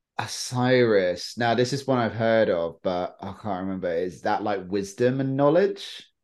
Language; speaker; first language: English; native; English